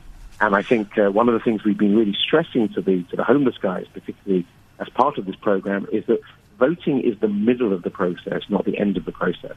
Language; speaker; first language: English; native; English